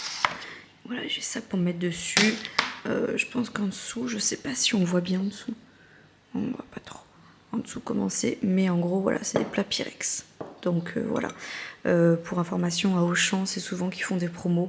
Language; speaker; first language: French; native; French